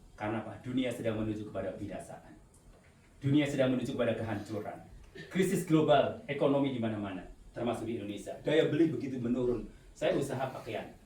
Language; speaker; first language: Indonesian; native; Indonesian